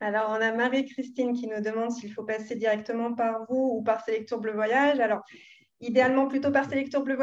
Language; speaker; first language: French; native; French